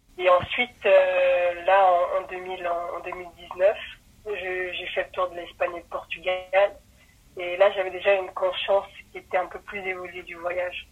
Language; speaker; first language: French; early bilingual, other home language; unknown